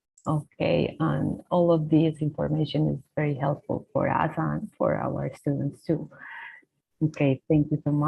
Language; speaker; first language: English; non-native, fluent; Spanish